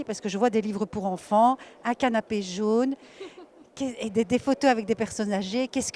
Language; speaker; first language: French; native; French